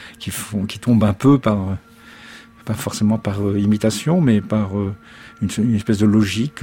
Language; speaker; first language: French; native; French